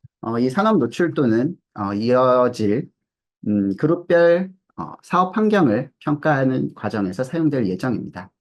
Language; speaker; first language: Korean; native; Korean